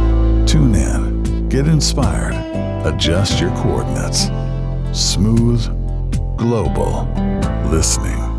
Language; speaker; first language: English; native; English